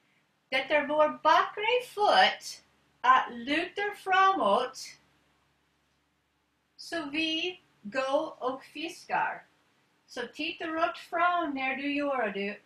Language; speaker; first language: Swedish; non-native, learner; English